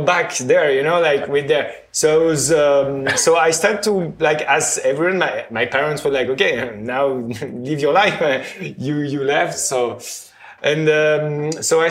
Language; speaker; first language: English; non-native, fluent; French